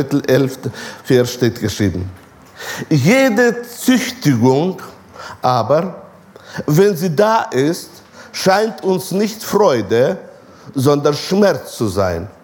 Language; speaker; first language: German; non-native, fluent; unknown